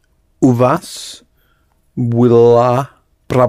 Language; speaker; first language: Russian; non-native, learner; English